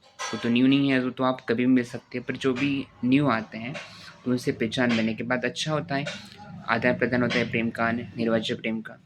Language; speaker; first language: Hindi; non-native, local second language; Marathi